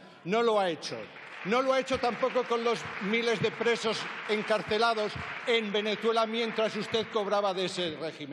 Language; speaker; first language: Spanish; native; Spanish